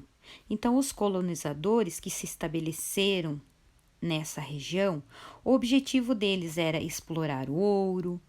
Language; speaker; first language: Portuguese; native; Portuguese